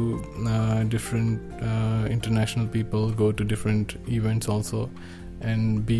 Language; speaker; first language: English; non-native, local second language; Urdu